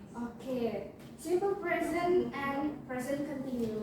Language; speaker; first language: English; non-native, learner; Indonesian